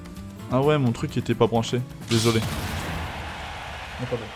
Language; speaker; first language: French; native; French